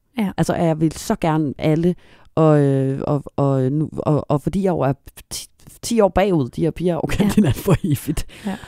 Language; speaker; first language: Danish; native; Danish